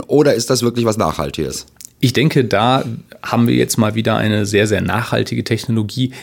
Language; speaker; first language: German; native; German